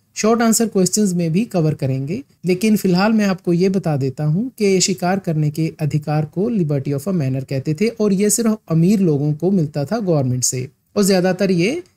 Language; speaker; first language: Hindi; non-native, local second language; Punjabi